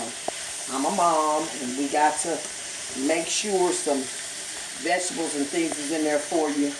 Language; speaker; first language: English; native; English